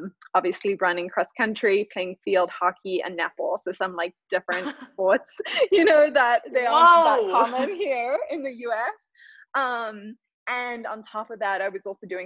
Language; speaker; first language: English; native; English